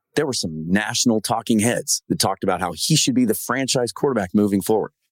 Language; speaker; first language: English; native; English